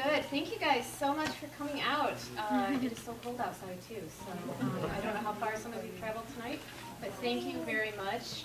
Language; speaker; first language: English; native; English